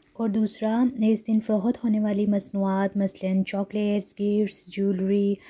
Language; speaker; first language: Urdu; native; Urdu